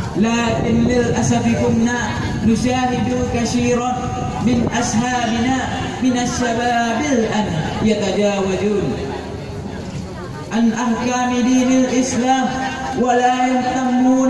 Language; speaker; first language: Arabic; non-native, learner; Indonesian